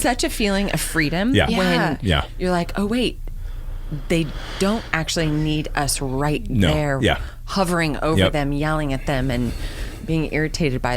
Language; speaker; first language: English; native; English